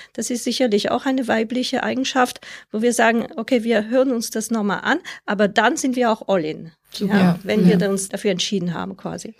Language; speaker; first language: German; non-native, fluent; French